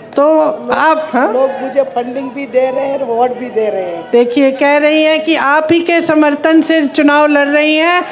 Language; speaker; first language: Hindi; native; Hindi